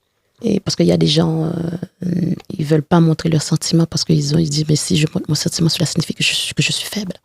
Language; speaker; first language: French; non-native, local second language; Haitian Creole